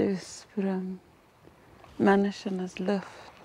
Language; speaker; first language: Swedish; non-native, fluent; Māori